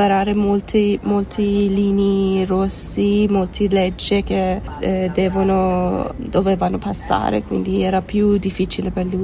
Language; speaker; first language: Italian; non-native, fluent; Persian